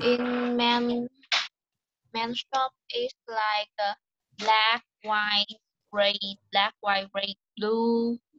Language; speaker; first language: English; non-native, learner; Vietnamese